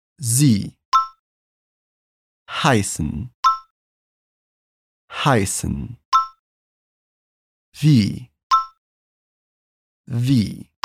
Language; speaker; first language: German; non-native, fluent; Portuguese